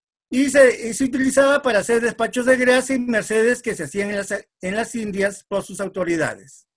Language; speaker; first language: Spanish; native; Spanish